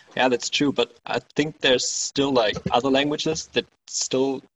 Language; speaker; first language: English; non-native, fluent; German